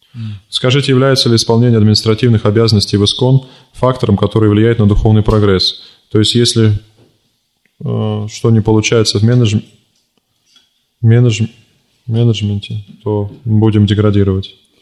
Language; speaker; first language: Russian; native; Russian